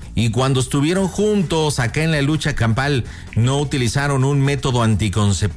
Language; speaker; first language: Spanish; native; Spanish